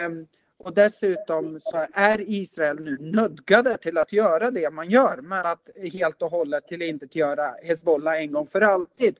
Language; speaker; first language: Swedish; native; Swedish